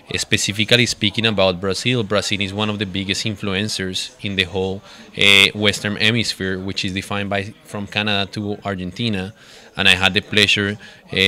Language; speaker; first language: English; non-native, fluent; Spanish